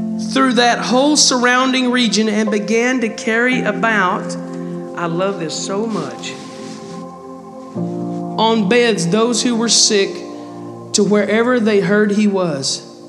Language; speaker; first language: English; native; English